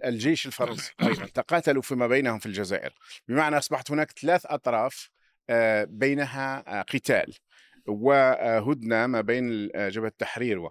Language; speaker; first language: Arabic; native; Arabic